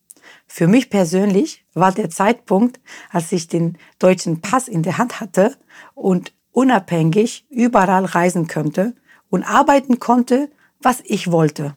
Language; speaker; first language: German; non-native, fluent; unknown